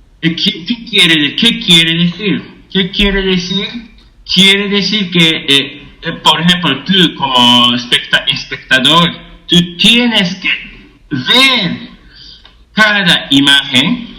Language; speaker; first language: Spanish; non-native, fluent; Japanese